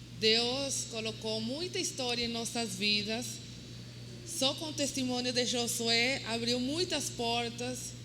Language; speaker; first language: Portuguese; non-native, learner; Spanish